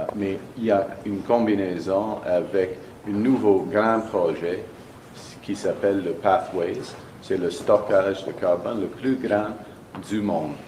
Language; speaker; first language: French; non-native, local second language; English